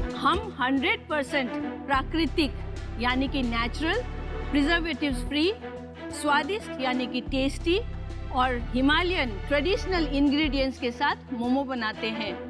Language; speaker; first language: Hindi; non-native, local second language; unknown